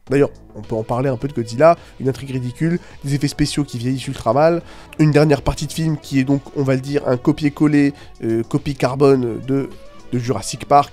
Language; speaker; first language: French; native; French